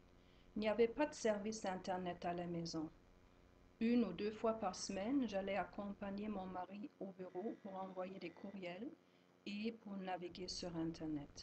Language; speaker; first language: French; non-native, fluent; German